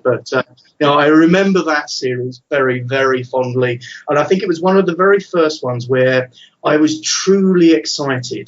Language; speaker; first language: English; native; English